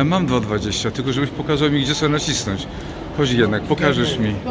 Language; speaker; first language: Polish; native; Polish